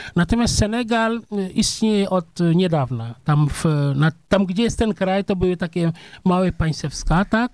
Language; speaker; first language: Polish; non-native, fluent; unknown